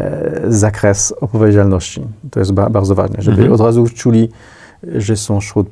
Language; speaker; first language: Polish; non-native, fluent; French